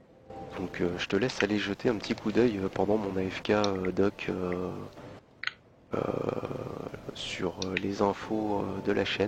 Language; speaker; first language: French; native; French